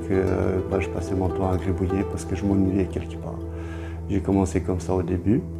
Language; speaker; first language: French; non-native, fluent; Romanian